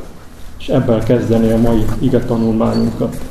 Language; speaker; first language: Hungarian; native; Hungarian